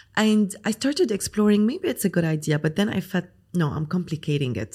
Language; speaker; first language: English; non-native, fluent; Arabic